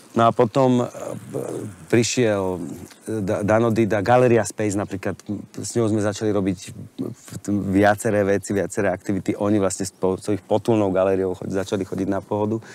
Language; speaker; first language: Slovak; native; Slovak